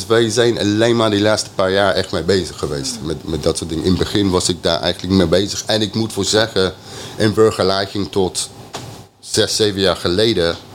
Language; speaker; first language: Dutch; non-native, fluent; English